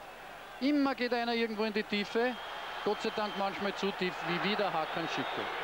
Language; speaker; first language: German; native; German